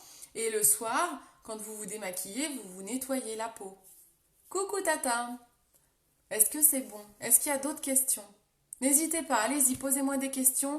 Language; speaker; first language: French; native; French